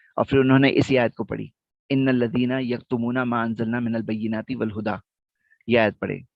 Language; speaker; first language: Urdu; non-native, local second language; Gujarati